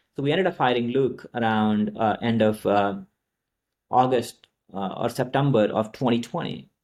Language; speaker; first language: English; non-native, local second language; Hindi